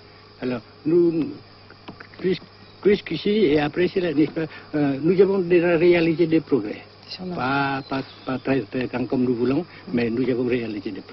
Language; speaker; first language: French; non-native, fluent; Vietnamese